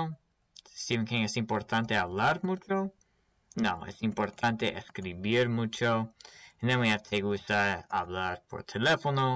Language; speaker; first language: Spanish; non-native, learner; English